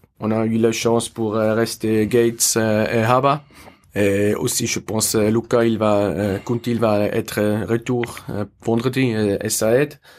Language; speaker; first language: French; non-native, local second language; German